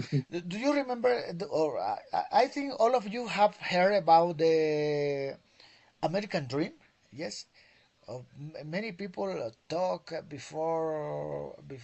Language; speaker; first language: English; non-native, learner; Spanish